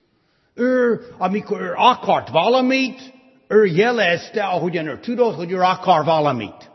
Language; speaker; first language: Hungarian; non-native, fluent; English